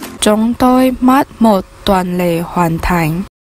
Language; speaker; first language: Vietnamese; non-native, learner; Chinese